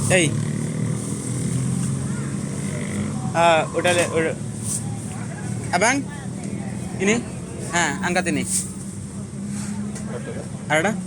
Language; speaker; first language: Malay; non-native, learner; Bangla